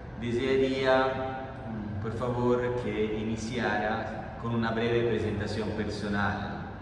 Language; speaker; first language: Spanish; non-native, fluent; Italian